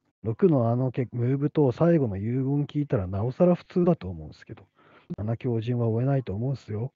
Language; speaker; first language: Japanese; native; Japanese